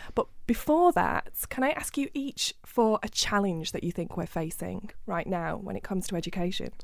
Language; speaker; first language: English; native; English